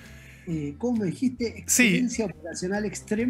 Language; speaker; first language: Spanish; native; Spanish